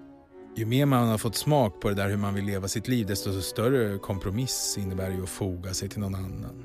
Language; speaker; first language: Swedish; native; Swedish